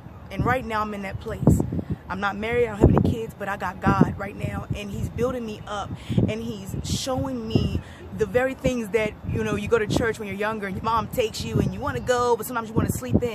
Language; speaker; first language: English; native; English